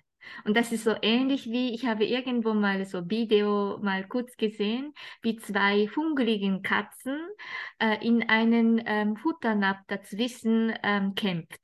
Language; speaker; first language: German; non-native, fluent; Japanese